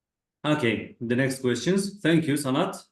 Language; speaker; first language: English; non-native, fluent; Kazakh